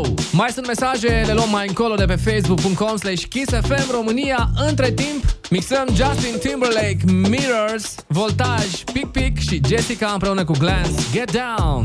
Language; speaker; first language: Romanian; native; Romanian